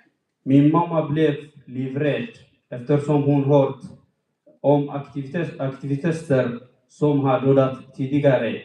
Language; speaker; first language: Swedish; non-native, fluent; Tigrinya